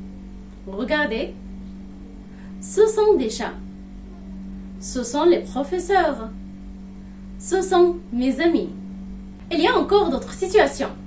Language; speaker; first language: French; non-native, fluent; Arabic